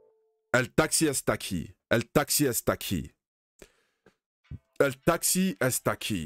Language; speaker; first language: Spanish; non-native, learner; English